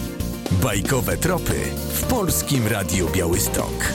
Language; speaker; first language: Polish; native; Polish